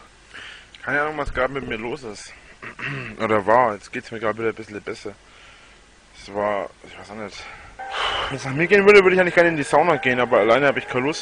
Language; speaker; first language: German; native; German